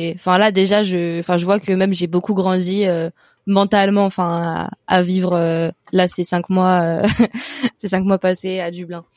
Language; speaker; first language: French; native; French